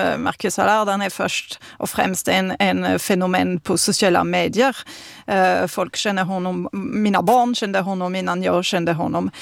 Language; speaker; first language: Swedish; non-native, fluent; French